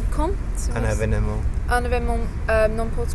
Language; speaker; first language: French; non-native, learner; English